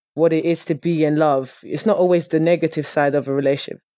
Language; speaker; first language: English; early bilingual, other home language; Dutch